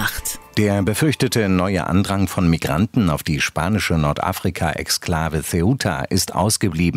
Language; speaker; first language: German; native; German